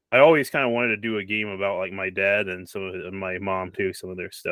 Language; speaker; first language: English; native; English